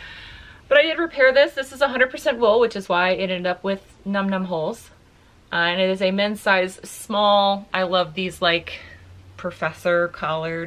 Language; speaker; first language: English; native; English